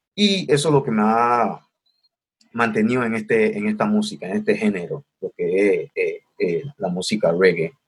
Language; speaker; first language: Spanish; native; Spanish